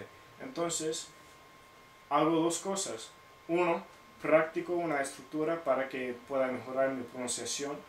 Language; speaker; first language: Spanish; non-native, fluent; English